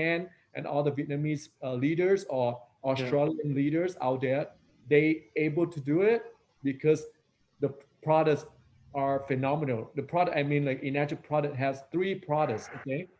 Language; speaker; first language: English; non-native, fluent; Vietnamese